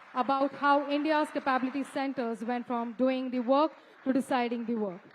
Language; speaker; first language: English; non-native, local second language; Marathi